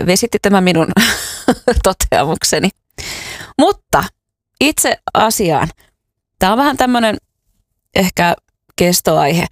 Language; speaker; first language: Finnish; native; Finnish